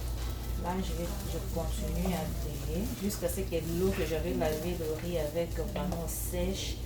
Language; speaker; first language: French; non-native, local second language; Lingala